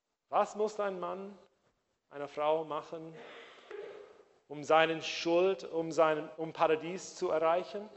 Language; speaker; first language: German; non-native, fluent; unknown